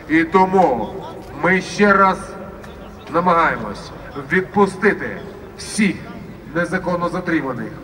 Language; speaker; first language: Ukrainian; non-native, local second language; Russian